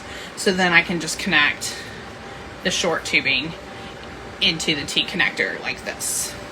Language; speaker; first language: English; native; English